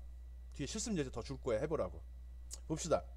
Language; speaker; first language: Korean; native; Korean